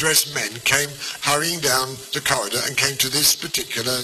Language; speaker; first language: English; native; English